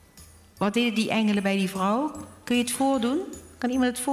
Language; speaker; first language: Dutch; native; Dutch